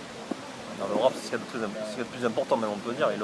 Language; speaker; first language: French; native; French